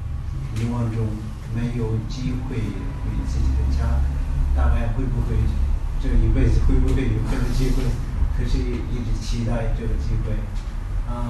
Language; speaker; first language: Chinese; non-native, learner; Tibetan